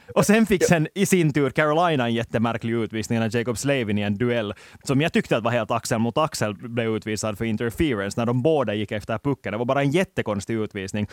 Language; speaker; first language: Swedish; native; Swedish